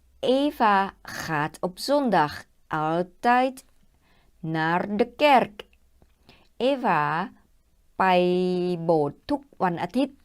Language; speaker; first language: Dutch; non-native, learner; Thai